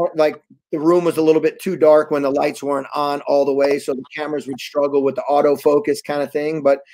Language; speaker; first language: English; native; English